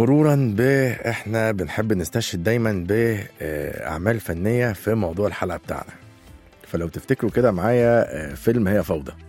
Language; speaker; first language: Arabic; native; Arabic